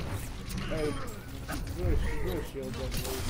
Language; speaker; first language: English; native; English